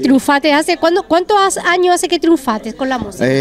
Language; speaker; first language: Spanish; native; Spanish